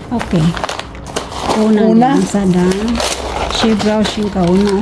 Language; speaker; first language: Romanian; non-native, learner; Filipino